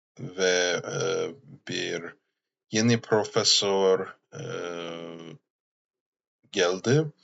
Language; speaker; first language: Turkish; non-native, learner; English